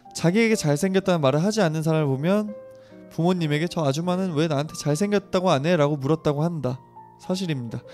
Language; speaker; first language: Korean; native; Korean